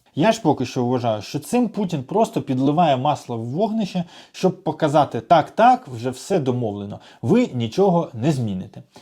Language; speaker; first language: Ukrainian; non-native, local second language; Russian